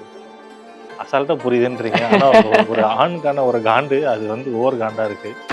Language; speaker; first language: Tamil; native; Tamil